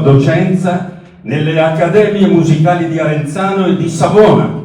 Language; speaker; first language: Italian; native; Italian